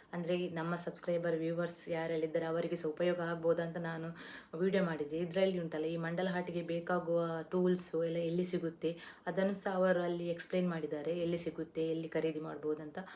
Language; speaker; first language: Kannada; non-native, local second language; Tulu